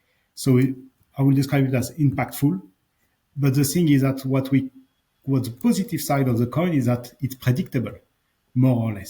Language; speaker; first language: English; non-native, fluent; French